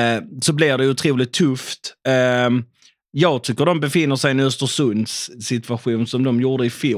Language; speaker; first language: Swedish; native; Swedish